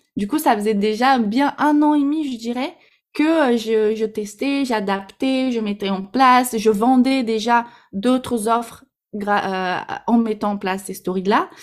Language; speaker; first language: French; non-native, fluent; Portuguese